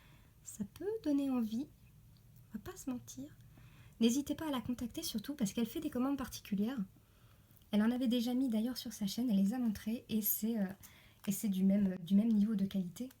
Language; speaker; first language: French; native; French